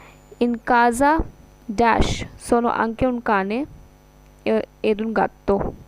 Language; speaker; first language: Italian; non-native, fluent; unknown